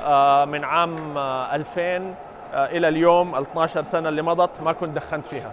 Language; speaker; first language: Arabic; native; Arabic